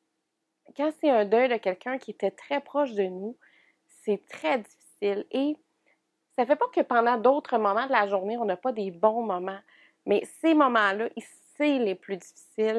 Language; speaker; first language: French; native; French